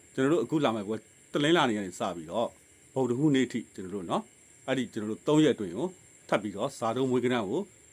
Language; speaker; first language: Burmese; native; Burmese